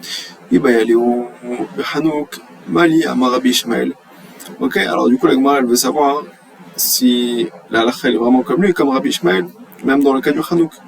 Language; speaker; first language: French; native; French